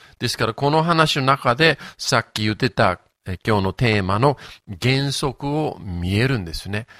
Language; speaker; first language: Japanese; non-native, fluent; English